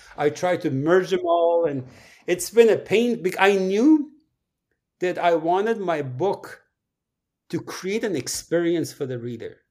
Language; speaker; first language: English; non-native, fluent; Persian